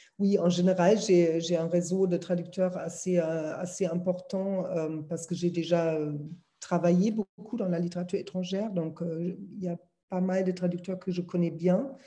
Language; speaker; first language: French; non-native, fluent; German